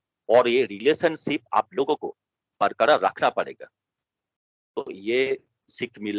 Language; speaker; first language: Hindi; non-native, local second language; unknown